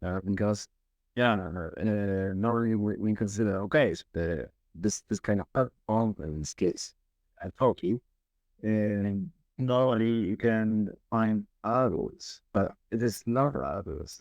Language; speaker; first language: English; non-native, learner; Spanish